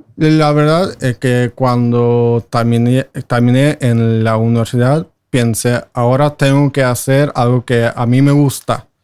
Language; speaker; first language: Spanish; non-native, fluent; Norwegian